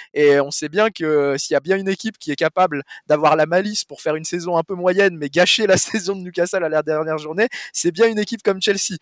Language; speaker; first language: French; native; French